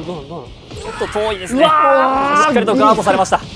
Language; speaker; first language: Japanese; native; Japanese